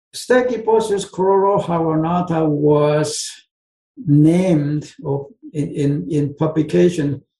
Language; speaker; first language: English; non-native, fluent; Chinese